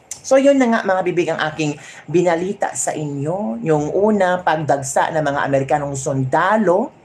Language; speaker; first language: Filipino; non-native, local second language; Hiligaynon